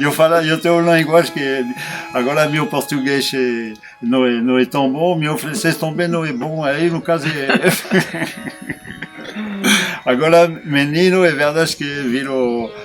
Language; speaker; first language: Portuguese; non-native, learner; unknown